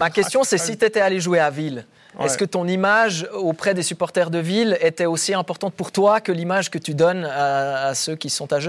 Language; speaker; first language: French; native; French